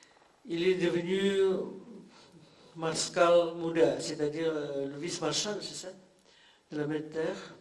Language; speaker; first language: French; non-native, fluent; Indonesian